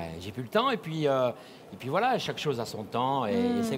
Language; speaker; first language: French; native; French